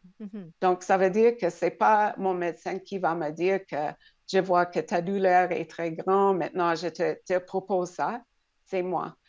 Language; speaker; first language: French; non-native, local second language; English